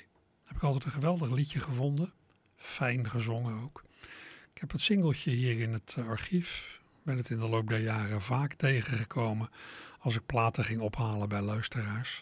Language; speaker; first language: Dutch; native; Dutch